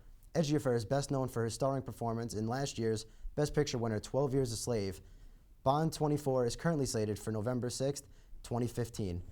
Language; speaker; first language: English; native; English